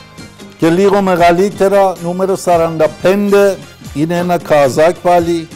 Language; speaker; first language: Greek; non-native, learner; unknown